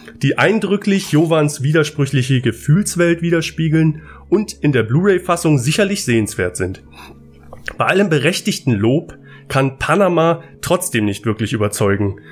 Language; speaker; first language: German; native; German